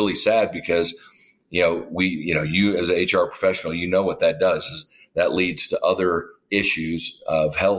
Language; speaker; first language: English; native; English